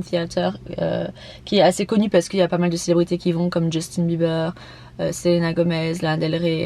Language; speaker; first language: French; native; French